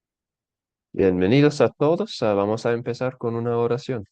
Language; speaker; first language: Spanish; non-native, fluent; English